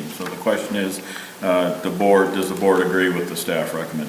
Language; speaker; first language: English; native; English